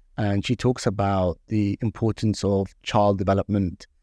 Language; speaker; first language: English; native; English